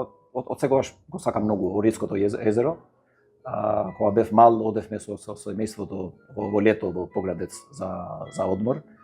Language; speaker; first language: Macedonian; non-native, fluent; Albanian